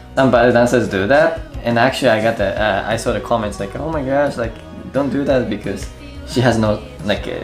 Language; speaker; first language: English; non-native, fluent; Japanese